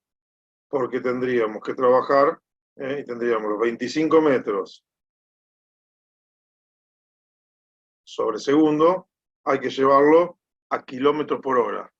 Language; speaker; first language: Spanish; native; Spanish